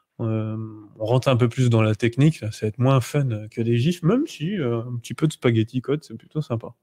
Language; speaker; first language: French; native; French